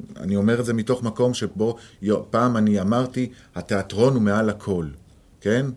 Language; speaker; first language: Hebrew; native; Hebrew